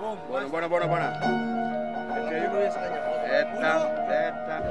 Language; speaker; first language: Italian; non-native, learner; Filipino